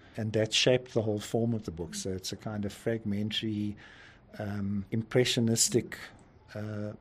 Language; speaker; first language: English; native; English